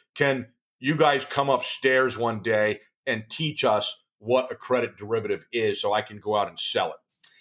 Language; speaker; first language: English; native; English